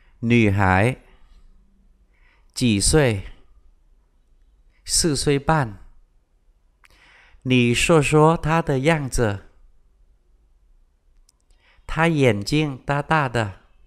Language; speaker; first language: Chinese; non-native, fluent; Vietnamese